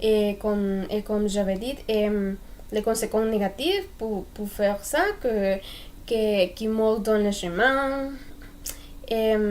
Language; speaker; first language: French; non-native, learner; Spanish